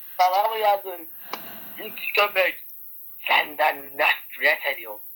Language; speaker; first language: Turkish; native; Turkish